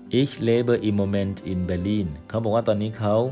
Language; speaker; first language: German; non-native, fluent; Thai